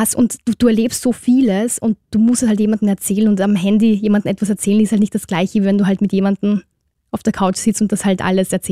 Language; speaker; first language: German; native; German